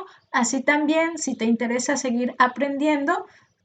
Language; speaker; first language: Spanish; native; Spanish